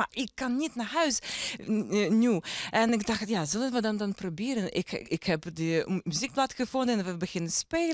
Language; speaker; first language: Dutch; non-native, learner; Ukrainian